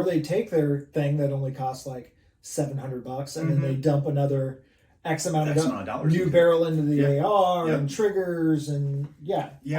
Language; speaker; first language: English; native; English